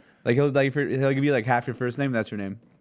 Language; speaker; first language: English; native; English